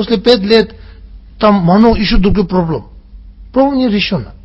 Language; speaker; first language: Russian; non-native, learner; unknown